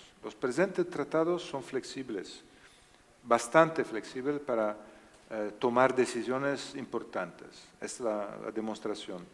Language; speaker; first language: Spanish; non-native, learner; Italian